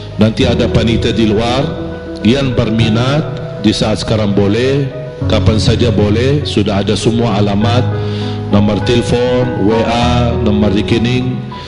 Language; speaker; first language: Malay; non-native, fluent; Arabic